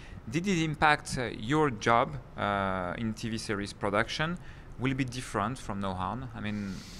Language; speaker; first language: English; non-native, fluent; French